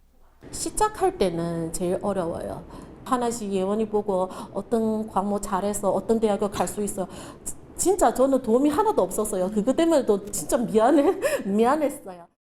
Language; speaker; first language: Korean; non-native, learner; Chinese